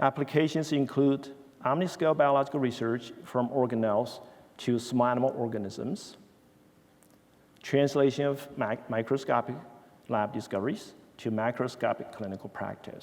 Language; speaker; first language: English; non-native, fluent; Chinese